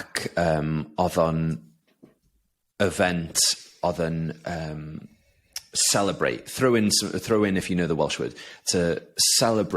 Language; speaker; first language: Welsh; non-native, local second language; English